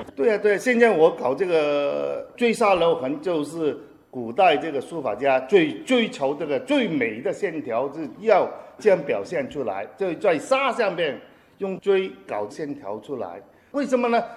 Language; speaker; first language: Chinese; non-native, fluent; Cantonese